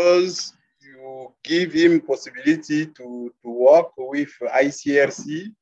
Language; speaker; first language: English; non-native, learner; French